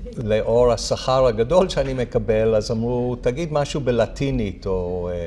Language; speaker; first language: Hebrew; non-native, fluent; English